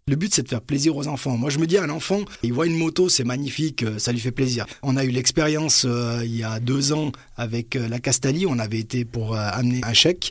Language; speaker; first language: French; native; French